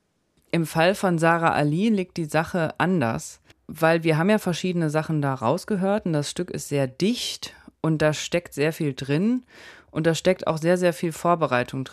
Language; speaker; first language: German; native; German